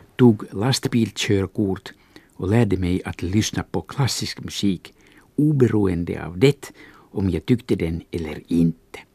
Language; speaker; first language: Swedish; non-native, local second language; Finnish